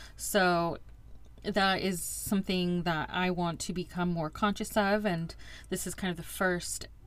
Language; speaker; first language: English; early bilingual, other home language; Spanish